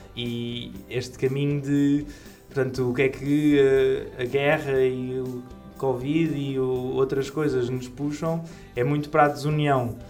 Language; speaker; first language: Portuguese; native; Portuguese